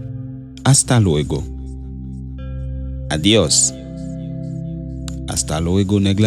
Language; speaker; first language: Spanish; non-native, fluent; Haitian Creole